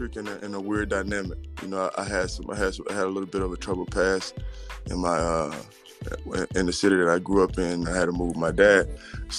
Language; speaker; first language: English; native; English